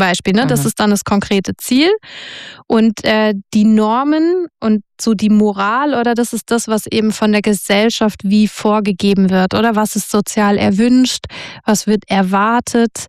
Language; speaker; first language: German; native; German